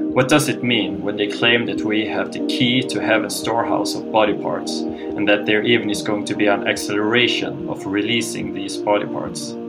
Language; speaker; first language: English; non-native, fluent; Swedish